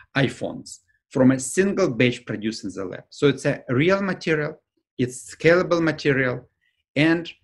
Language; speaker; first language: English; non-native, fluent; Ukrainian